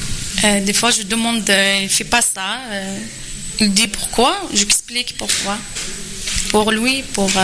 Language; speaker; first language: French; non-native, learner; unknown